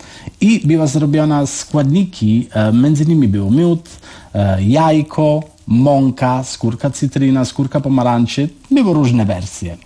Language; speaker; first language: Polish; non-native, learner; Italian